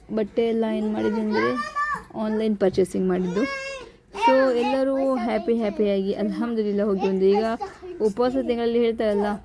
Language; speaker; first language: Kannada; non-native, local second language; Urdu